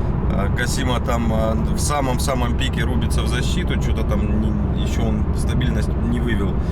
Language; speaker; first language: Russian; native; Russian